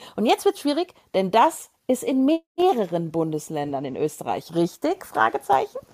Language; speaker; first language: German; native; German